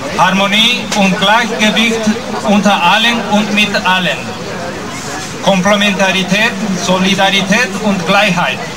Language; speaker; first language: German; non-native, learner; Spanish